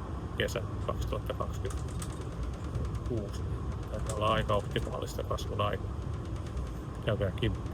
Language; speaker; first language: Finnish; native; Finnish